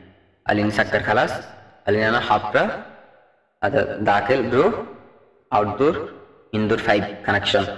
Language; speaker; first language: Arabic; non-native, learner; Bangla